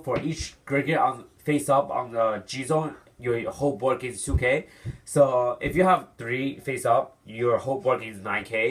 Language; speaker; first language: English; non-native, fluent; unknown